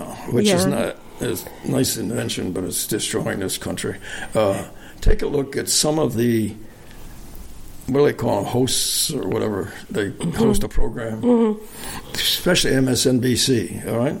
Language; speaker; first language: English; native; English